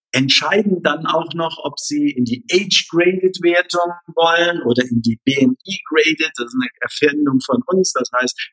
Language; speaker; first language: German; native; German